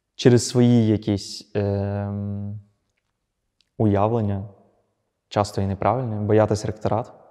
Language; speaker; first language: Ukrainian; early bilingual, other home language; Russian